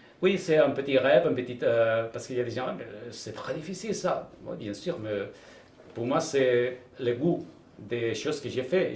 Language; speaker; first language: French; non-native, fluent; Spanish